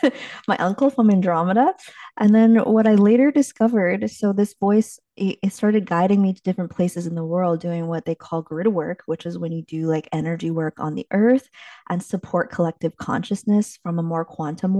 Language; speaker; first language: English; early bilingual, other home language; Chinese